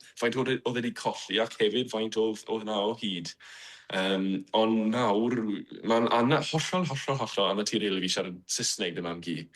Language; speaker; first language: Welsh; non-native, fluent; English